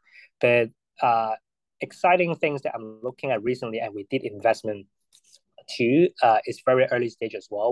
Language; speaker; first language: English; non-native, local second language; Cantonese